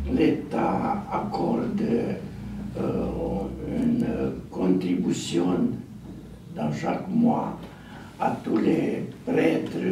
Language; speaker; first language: French; non-native, learner; Romanian